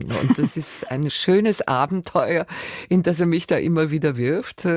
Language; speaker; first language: German; native; German